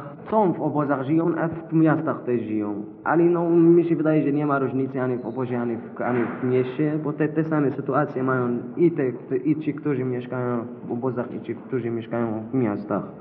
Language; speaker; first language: Polish; non-native, learner; Arabic